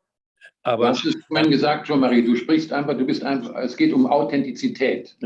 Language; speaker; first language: German; native; German